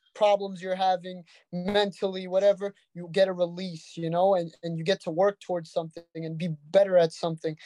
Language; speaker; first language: English; native; English